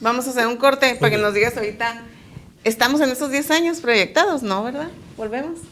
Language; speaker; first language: Spanish; native; Spanish